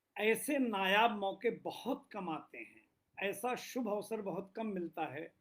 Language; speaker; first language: Hindi; native; Hindi